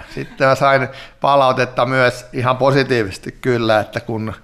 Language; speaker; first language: Finnish; native; Finnish